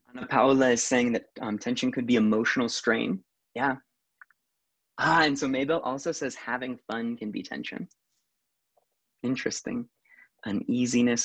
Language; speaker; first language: English; native; English